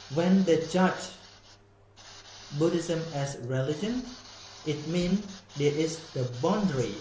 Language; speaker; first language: English; non-native, fluent; Khmer